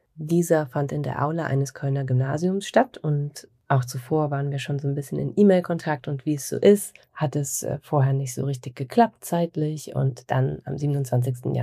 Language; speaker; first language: German; native; German